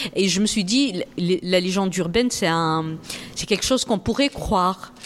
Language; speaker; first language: French; non-native, local second language; Arabic